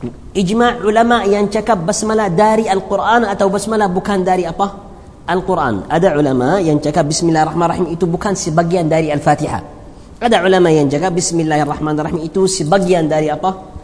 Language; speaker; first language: Indonesian; non-native, learner; Arabic